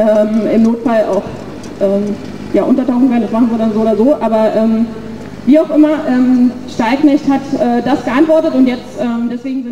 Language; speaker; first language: German; native; German